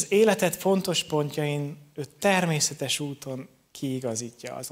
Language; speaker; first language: Hungarian; native; Hungarian